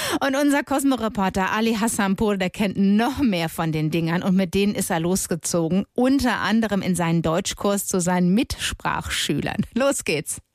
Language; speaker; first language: German; native; German